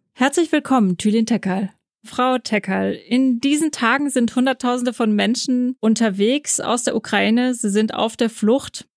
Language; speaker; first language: German; native; German